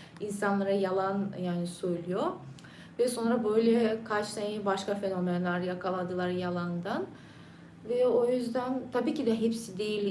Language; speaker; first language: Turkish; non-native, fluent; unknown